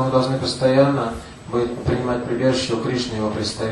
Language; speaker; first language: Russian; native; Russian